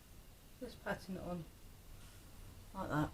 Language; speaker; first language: English; native; English